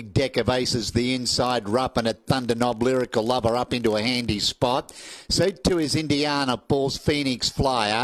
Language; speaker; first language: English; native; English